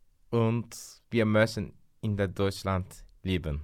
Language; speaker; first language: German; non-native, learner; Turkish